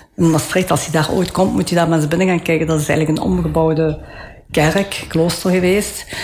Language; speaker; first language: Dutch; early bilingual, other home language; Italian